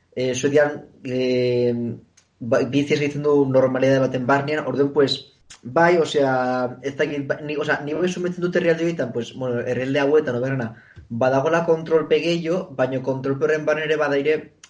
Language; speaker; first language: Basque; non-native, local second language; Spanish